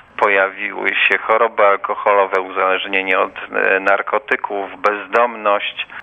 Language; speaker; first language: Polish; native; Polish